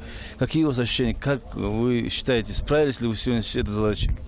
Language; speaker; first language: Russian; native; Russian